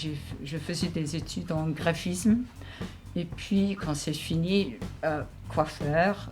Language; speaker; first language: French; non-native, fluent; English